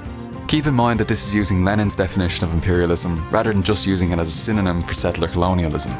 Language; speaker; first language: English; native; English